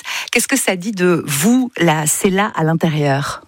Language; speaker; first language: French; native; French